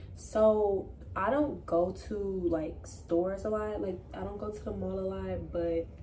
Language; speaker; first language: English; native; English